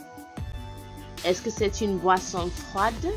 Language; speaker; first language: French; non-native, fluent; English